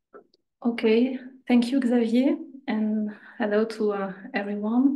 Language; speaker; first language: English; non-native, fluent; French